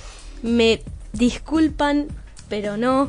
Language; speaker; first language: Spanish; native; Spanish